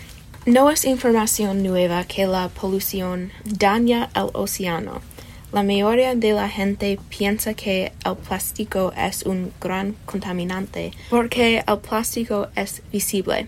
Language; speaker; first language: Spanish; non-native, learner; English